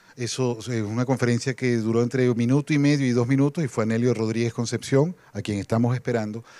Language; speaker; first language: Spanish; native; Spanish